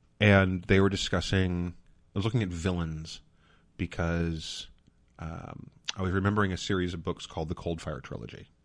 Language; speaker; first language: English; native; English